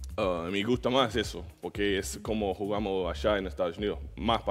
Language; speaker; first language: Spanish; non-native, learner; English